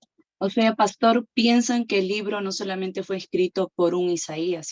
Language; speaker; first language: Spanish; native; Spanish